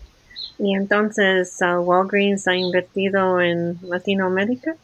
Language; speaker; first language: Spanish; early bilingual, heritage; Spanish